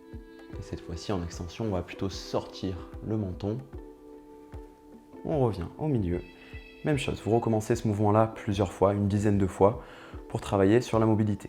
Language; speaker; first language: French; native; French